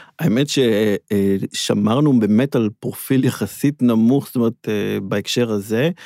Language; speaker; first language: Hebrew; native; Hebrew